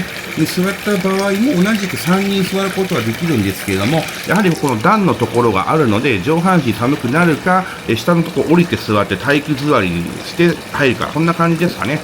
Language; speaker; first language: Japanese; native; Japanese